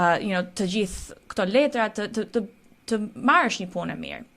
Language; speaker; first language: Albanian; early bilingual, heritage; Albanian